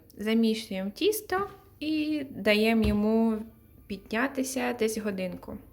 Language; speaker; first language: Ukrainian; native; Ukrainian